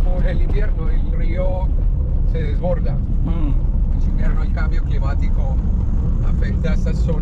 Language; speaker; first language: Spanish; native; Spanish